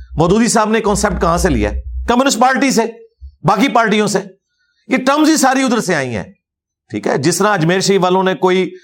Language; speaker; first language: Urdu; non-native, local second language; Punjabi